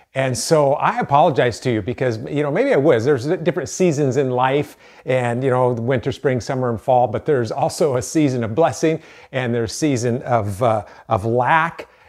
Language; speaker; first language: English; native; English